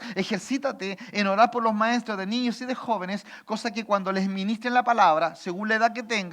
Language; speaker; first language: Spanish; native; Spanish